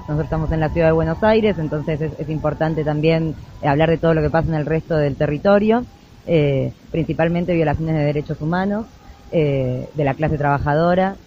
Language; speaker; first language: Spanish; native; Spanish